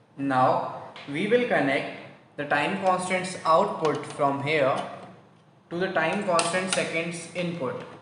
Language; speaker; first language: English; non-native, local second language; Hindi